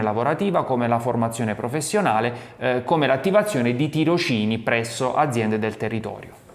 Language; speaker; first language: Italian; native; Italian